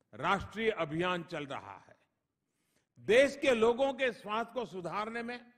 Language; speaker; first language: Hindi; non-native, local second language; Gujarati